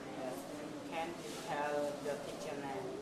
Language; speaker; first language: English; non-native, learner; Khmer